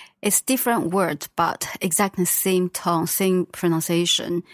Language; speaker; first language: English; non-native, fluent; Chinese